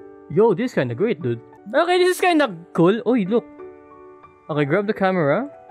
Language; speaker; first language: English; non-native, local second language; Filipino